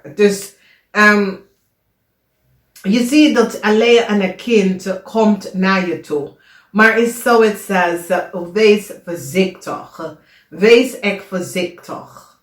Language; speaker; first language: Dutch; non-native, learner; English